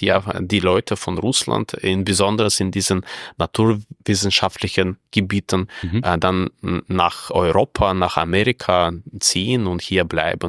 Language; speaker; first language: German; non-native, fluent; Russian